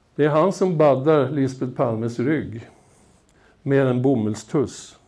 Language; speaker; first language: Swedish; native; Swedish